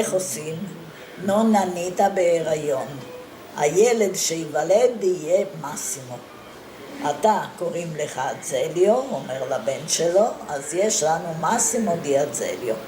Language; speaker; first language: Hebrew; non-native, fluent; Italian